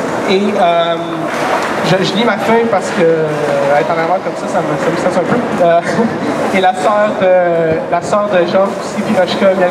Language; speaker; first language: French; native; French